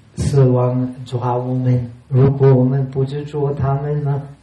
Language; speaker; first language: Chinese; non-native, fluent; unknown